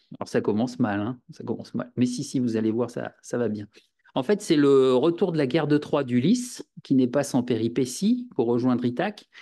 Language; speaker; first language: French; native; French